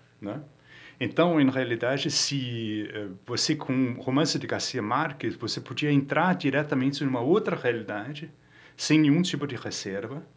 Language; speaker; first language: Portuguese; non-native, fluent; Danish